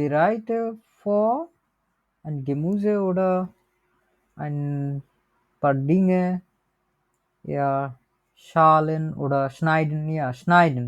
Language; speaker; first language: German; non-native, learner; Bangla